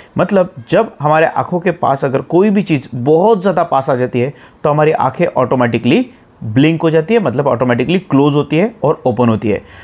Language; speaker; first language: Hindi; non-native, local second language; Marathi